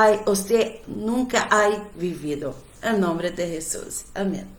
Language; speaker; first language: Portuguese; non-native, learner; Spanish